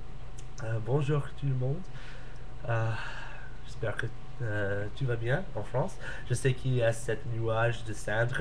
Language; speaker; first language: French; non-native, learner; English